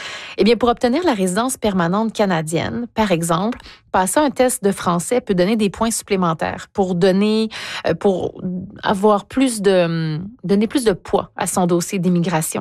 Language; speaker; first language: French; native; French